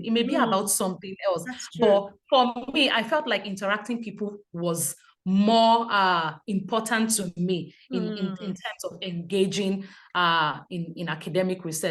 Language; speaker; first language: English; non-native, local second language; Yoruba